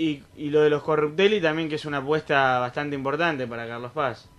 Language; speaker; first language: Spanish; native; Spanish